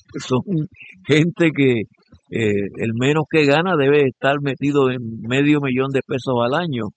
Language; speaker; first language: Spanish; native; Spanish